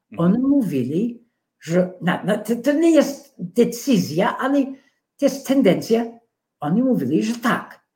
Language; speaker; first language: Polish; non-native, fluent; English